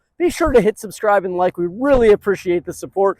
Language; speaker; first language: English; native; English